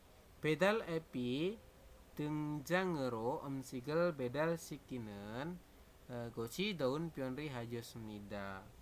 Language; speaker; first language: Korean; non-native, fluent; Indonesian